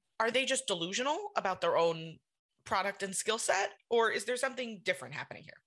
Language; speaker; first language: English; native; English